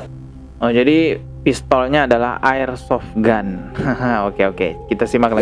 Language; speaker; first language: Indonesian; native; Indonesian